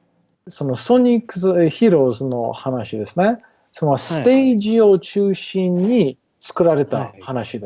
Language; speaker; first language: Japanese; non-native, learner; English